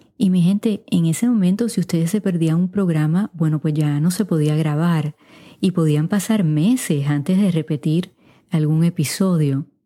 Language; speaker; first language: Spanish; native; Spanish